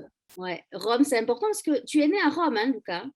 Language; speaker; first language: French; native; French